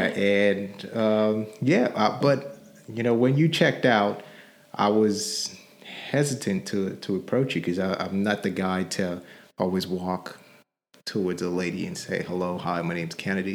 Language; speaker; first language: English; non-native, local second language; Yoruba